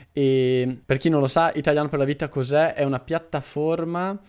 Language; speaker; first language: Italian; native; Italian